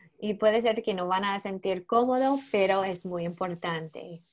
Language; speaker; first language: Spanish; non-native, learner; English